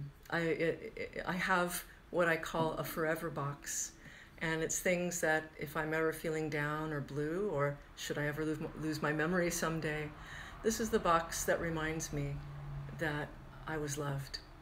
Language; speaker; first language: English; native; English